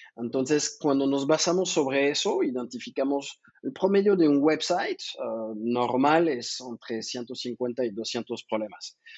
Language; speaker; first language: Spanish; non-native, fluent; French